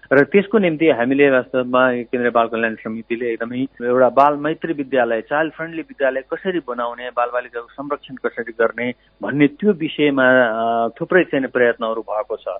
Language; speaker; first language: Nepali; native; Nepali